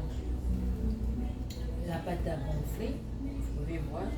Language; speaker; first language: French; non-native, local second language; Lingala